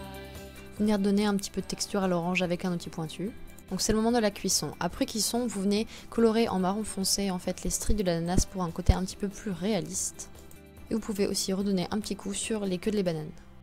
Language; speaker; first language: French; native; French